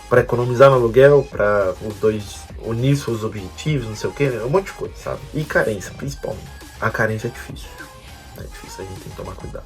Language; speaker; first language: Portuguese; native; Portuguese